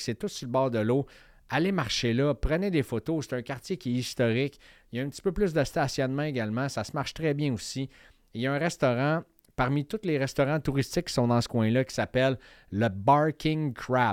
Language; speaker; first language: French; native; French